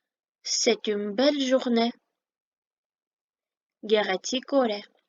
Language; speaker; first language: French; non-native, fluent; Armenian